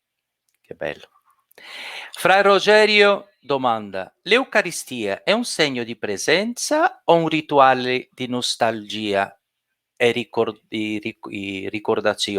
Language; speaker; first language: Italian; non-native, fluent; Portuguese